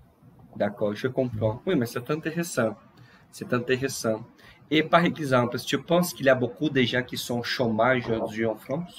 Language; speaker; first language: French; non-native, fluent; Portuguese